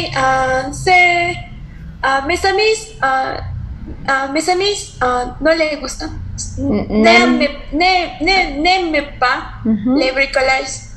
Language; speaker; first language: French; non-native, learner; Spanish